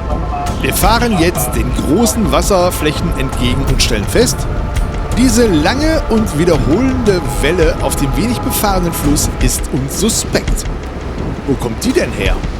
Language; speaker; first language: German; native; German